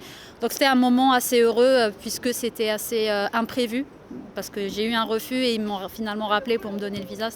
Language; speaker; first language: French; non-native, local second language; Arabic